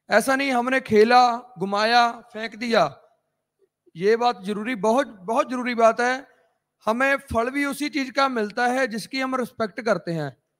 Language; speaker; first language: Hindi; non-native, local second language; Punjabi